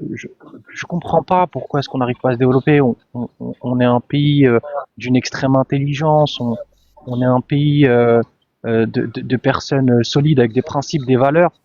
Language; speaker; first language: French; early bilingual, other home language; Arabic